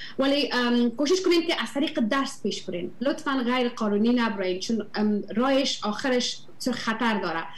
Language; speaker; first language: Persian; native; Persian